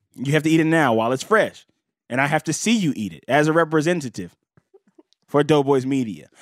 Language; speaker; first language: English; native; English